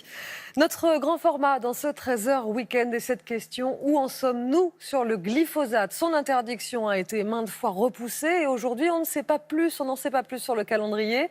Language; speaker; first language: French; native; French